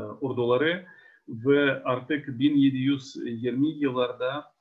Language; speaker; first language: Turkish; non-native, fluent; Ukrainian